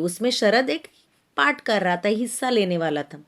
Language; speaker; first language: Hindi; non-native, local second language; Marathi